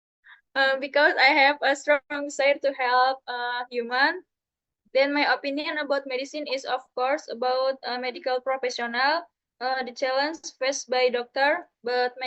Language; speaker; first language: English; non-native, learner; Indonesian